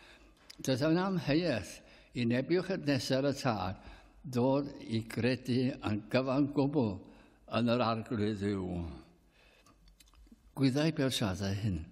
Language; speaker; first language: Welsh; native; Welsh